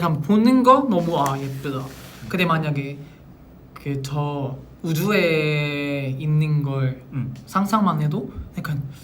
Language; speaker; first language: Korean; non-native, local second language; Filipino